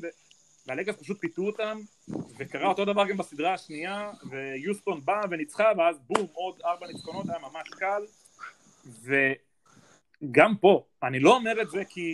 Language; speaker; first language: Hebrew; native; Hebrew